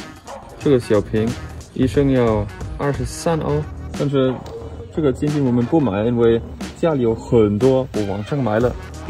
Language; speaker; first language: Chinese; non-native, learner; German